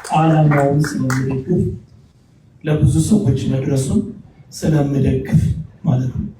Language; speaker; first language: Amharic; native; Amharic